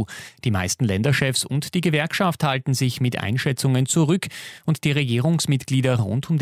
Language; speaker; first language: German; native; German